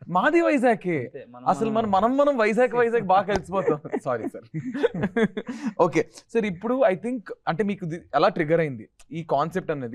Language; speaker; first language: Telugu; native; Telugu